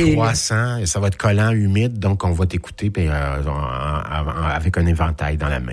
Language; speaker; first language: French; native; French